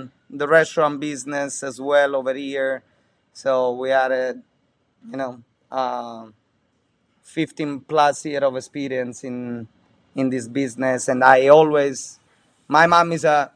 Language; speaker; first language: English; non-native, fluent; Italian